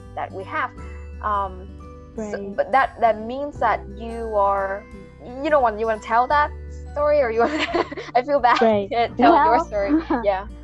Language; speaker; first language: English; non-native, fluent; Vietnamese